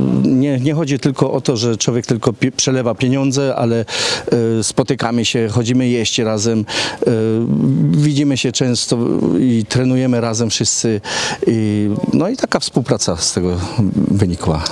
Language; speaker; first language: Polish; early bilingual, heritage; Polish